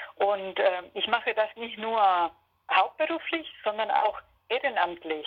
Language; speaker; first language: German; non-native, fluent; Spanish